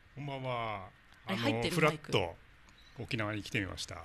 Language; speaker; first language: Japanese; native; Japanese